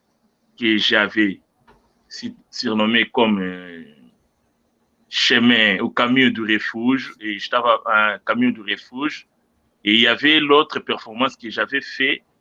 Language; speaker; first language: French; non-native, local second language; Luba-Lulua